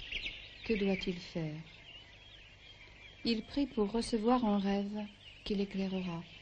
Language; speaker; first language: French; native; French